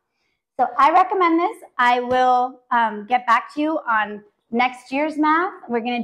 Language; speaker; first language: English; native; English